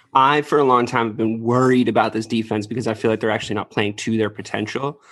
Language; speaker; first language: English; native; English